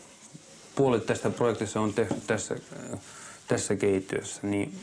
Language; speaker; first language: Finnish; non-native, fluent; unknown